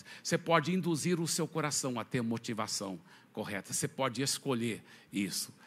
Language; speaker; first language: Portuguese; native; Portuguese